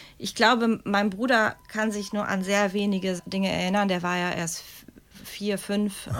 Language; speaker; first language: German; early bilingual, other home language; Czech